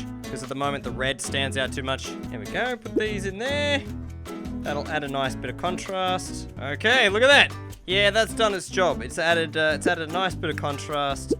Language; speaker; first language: English; native; English